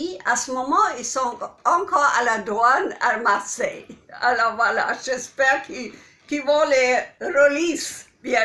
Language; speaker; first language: French; non-native, fluent; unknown